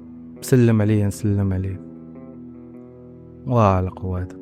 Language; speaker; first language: Arabic; native; Arabic